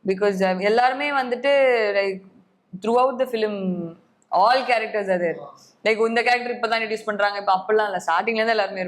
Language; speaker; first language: Tamil; native; Tamil